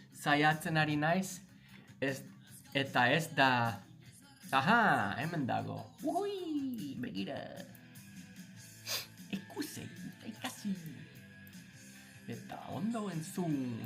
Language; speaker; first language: Basque; non-native, learner; English